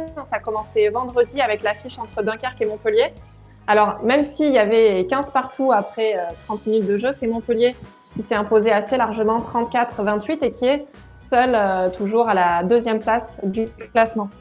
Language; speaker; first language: French; native; French